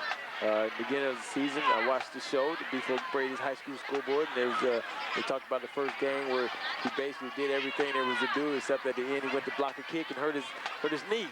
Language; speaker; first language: English; native; English